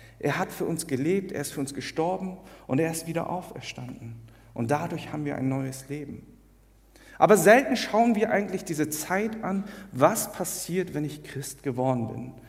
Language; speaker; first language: German; early bilingual, other home language; Korean